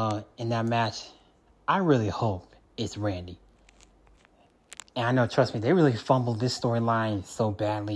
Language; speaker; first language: English; native; English